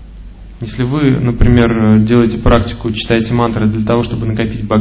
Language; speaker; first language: Russian; native; Russian